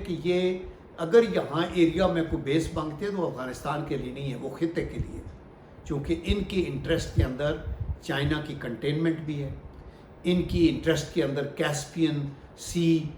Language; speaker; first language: Urdu; native; Urdu